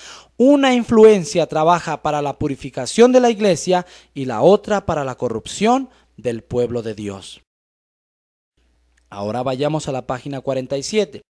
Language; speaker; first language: Spanish; native; Spanish